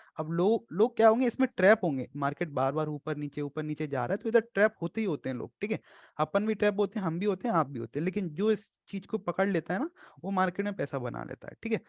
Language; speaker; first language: Hindi; native; Hindi